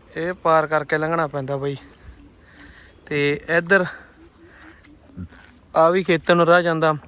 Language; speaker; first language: Punjabi; native; Punjabi